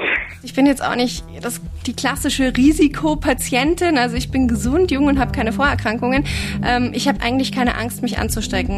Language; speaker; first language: German; native; German